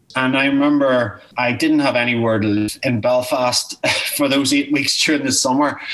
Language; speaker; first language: English; native; English